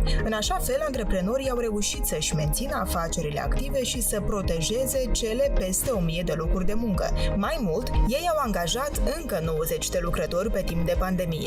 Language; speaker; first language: Romanian; native; Romanian